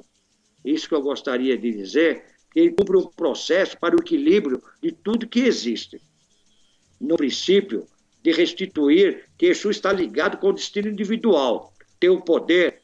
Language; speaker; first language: Portuguese; native; Portuguese